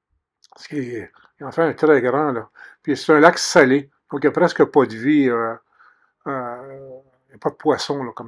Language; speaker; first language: French; native; French